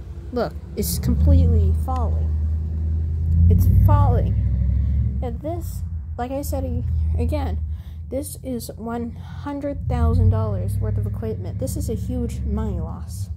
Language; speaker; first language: English; native; English